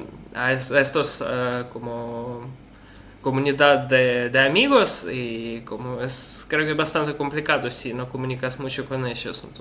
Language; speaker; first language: Spanish; non-native, learner; Russian